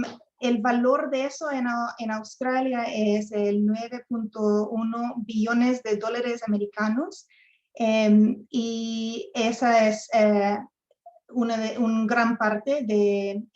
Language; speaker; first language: Spanish; non-native, fluent; English